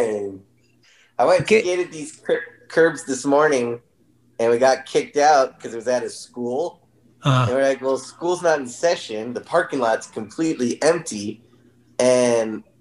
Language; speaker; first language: English; native; English